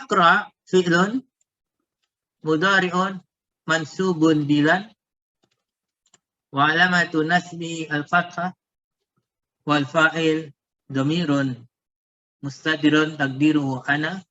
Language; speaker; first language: Arabic; non-native, fluent; Indonesian